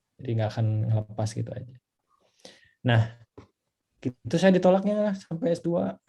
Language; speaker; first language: Indonesian; non-native, local second language; Sundanese